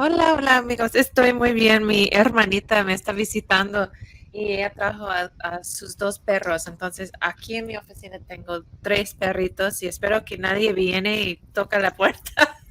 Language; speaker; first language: Spanish; non-native, fluent; English